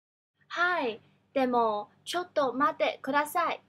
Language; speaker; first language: Japanese; non-native, learner; Cantonese